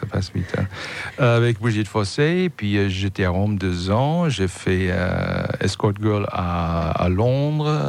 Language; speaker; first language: French; non-native, fluent; English